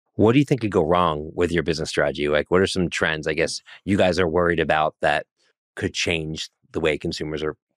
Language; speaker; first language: English; native; English